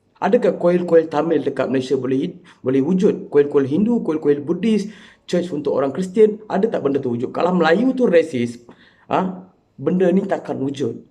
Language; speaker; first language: Malay; non-native, local second language; Tamil